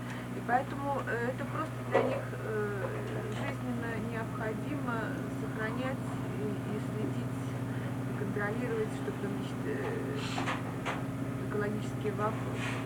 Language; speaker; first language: Russian; native; Russian